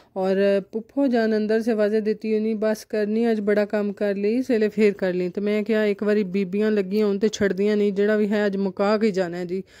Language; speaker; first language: Urdu; non-native, local second language; Punjabi